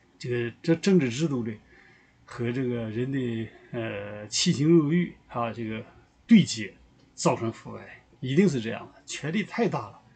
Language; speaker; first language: Chinese; native; Chinese